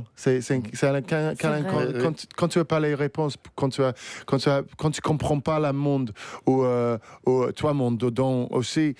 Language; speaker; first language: French; non-native, fluent; English